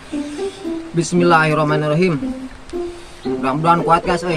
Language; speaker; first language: Indonesian; non-native, local second language; Sundanese